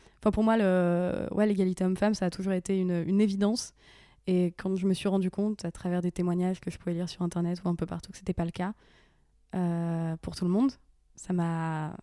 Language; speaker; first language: French; native; French